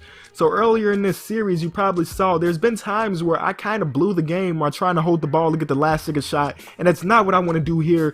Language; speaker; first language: English; native; English